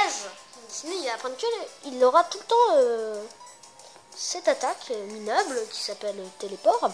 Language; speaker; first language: French; native; French